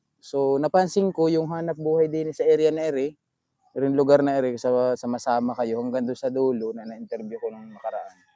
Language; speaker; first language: Filipino; native; Filipino